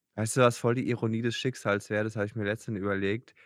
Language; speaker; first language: German; native; German